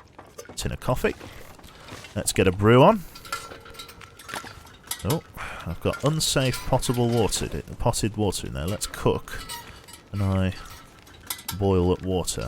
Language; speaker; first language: English; native; English